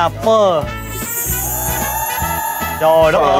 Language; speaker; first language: Vietnamese; native; Vietnamese